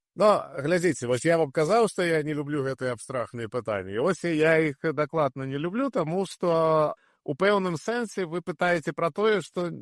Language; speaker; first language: Belarusian; native; Belarusian